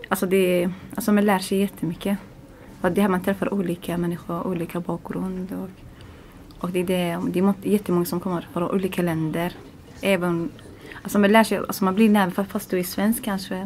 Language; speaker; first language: Swedish; non-native, learner; Arabic